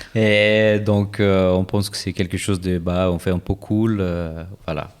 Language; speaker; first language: French; non-native, fluent; Portuguese